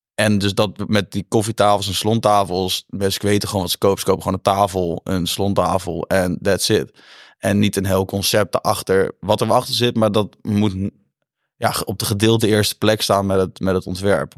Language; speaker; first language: Dutch; native; Dutch